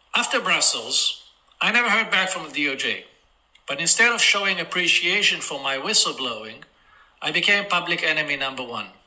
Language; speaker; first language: English; non-native, fluent; Hebrew